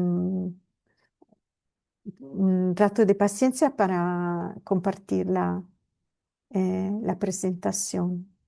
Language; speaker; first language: Spanish; non-native, fluent; Italian